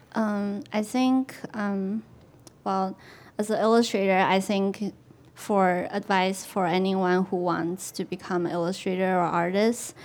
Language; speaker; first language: English; non-native, fluent; Chinese